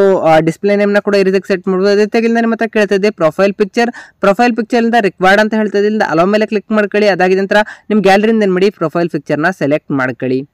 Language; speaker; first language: Kannada; native; Kannada